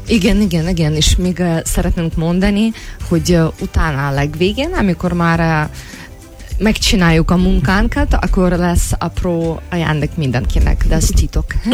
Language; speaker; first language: Hungarian; non-native, learner; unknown